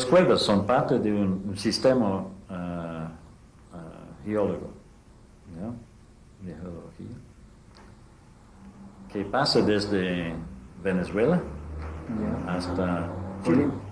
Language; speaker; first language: Spanish; non-native, learner; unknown